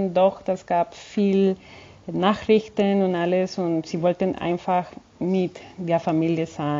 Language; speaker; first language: German; non-native, fluent; Spanish